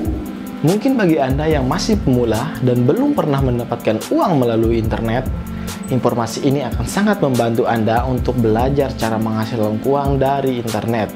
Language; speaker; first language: Indonesian; native; Indonesian